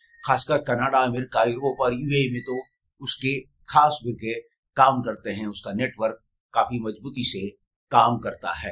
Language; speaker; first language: Hindi; native; Hindi